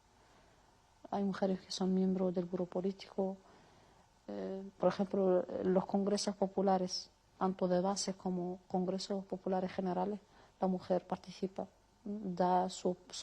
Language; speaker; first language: Spanish; non-native, local second language; Arabic